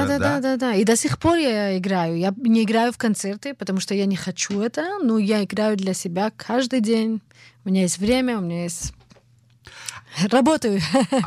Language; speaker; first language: Russian; early bilingual, heritage; Russian